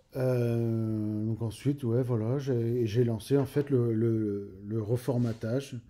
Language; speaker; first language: French; native; French